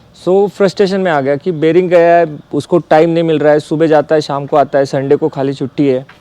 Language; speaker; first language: Hindi; non-native, local second language; Marathi